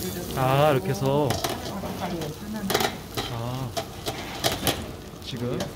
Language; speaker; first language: Korean; native; Korean